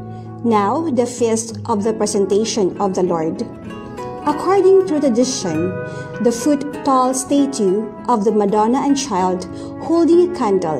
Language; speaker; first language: English; non-native, local second language; Filipino